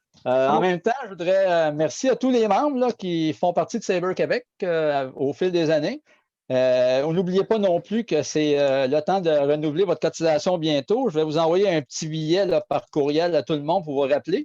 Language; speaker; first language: French; native; French